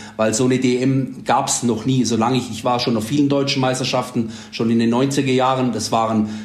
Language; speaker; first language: German; native; German